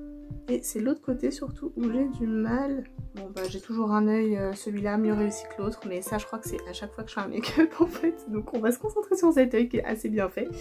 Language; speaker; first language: French; native; French